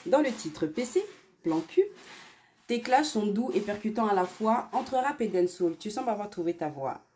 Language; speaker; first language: French; native; French